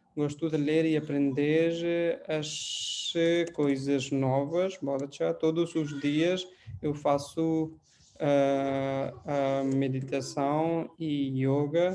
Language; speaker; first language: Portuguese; non-native, fluent; Hindi